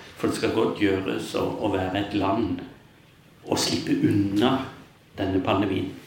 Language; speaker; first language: Norwegian; native; Norwegian